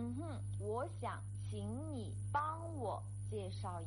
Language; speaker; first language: Chinese; non-native, fluent; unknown